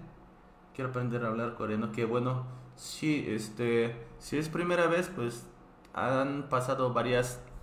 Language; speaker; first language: Spanish; non-native, fluent; Korean